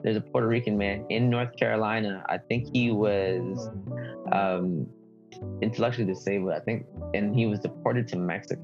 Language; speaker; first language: English; early bilingual, other home language; Spanish